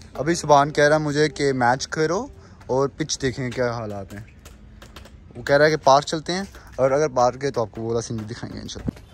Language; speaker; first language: Urdu; native; Urdu